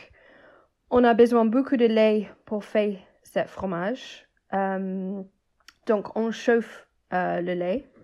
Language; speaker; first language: French; non-native, fluent; English